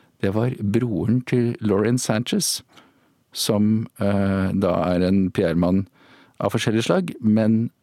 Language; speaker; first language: Norwegian; native; Norwegian